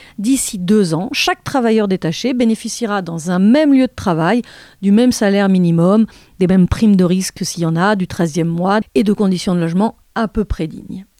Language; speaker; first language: French; native; French